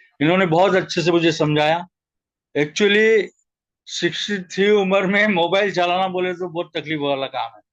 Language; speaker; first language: Hindi; non-native, local second language; Marathi